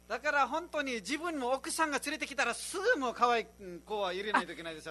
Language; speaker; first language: Japanese; non-native, fluent; Nepali